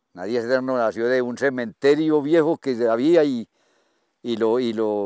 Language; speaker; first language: Spanish; native; Spanish